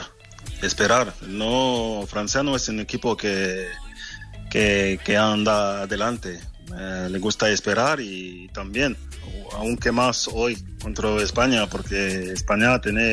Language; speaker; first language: Spanish; non-native, fluent; French